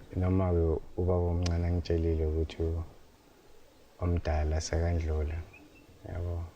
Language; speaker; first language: Zulu; native; Zulu